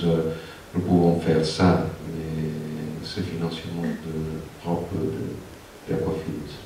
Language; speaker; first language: French; non-native, fluent; Spanish